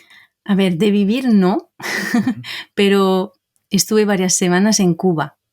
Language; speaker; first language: Spanish; non-native, fluent; French